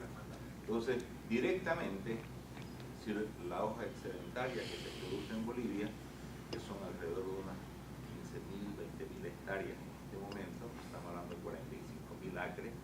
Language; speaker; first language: Spanish; native; Spanish